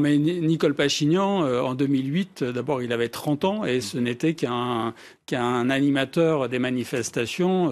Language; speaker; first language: French; native; French